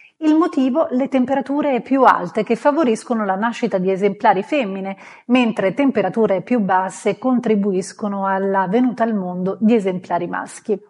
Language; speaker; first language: Italian; native; Italian